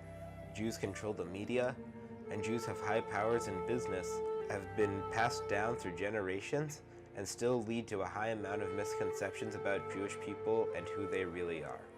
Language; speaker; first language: English; native; English